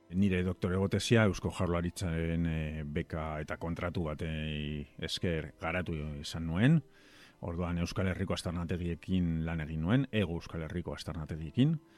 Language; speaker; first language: Basque; non-native, local second language; Spanish